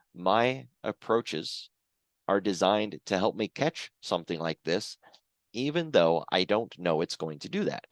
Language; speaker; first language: English; native; English